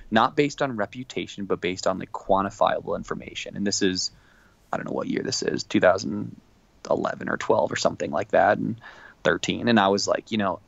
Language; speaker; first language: English; native; English